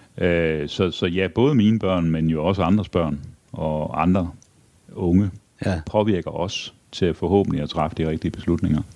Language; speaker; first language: Danish; native; Danish